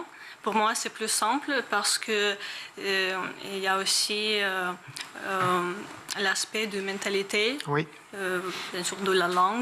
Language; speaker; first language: French; non-native, learner; Ukrainian